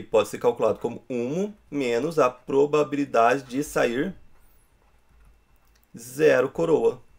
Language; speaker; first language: Portuguese; native; Portuguese